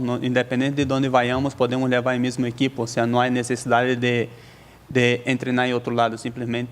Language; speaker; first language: Spanish; native; Spanish